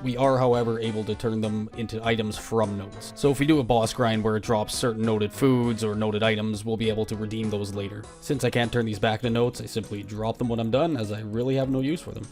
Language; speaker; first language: English; native; English